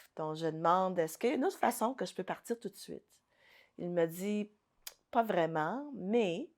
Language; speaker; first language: French; early bilingual, other home language; Haitian Creole